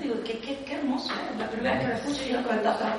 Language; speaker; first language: Spanish; native; Spanish